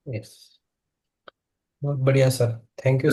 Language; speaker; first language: Hindi; native; Hindi